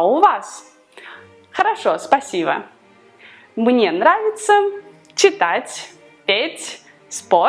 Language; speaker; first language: Russian; non-native, fluent; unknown